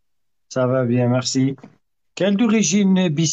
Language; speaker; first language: French; non-native, learner; Arabic